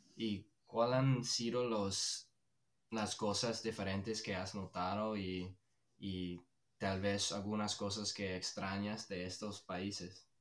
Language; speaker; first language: Spanish; non-native, fluent; English